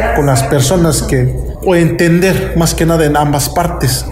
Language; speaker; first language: Spanish; non-native, local second language; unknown